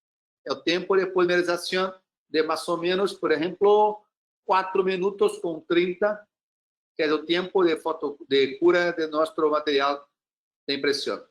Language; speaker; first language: Spanish; non-native, learner; Portuguese